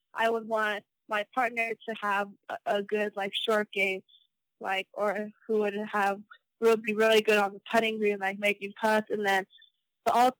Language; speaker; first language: English; native; English